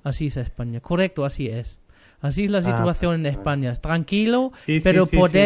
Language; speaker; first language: Spanish; non-native, learner; German